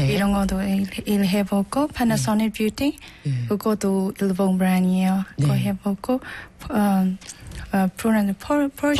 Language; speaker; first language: Korean; non-native, learner; Burmese